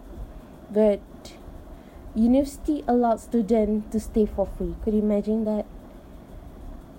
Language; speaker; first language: English; non-native, local second language; Malay